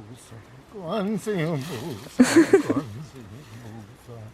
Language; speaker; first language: Korean; native; Korean